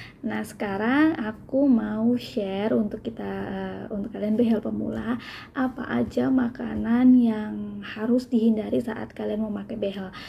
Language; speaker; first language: Indonesian; native; Indonesian